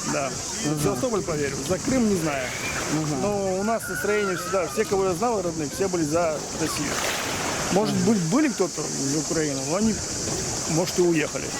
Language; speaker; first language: Russian; native; Russian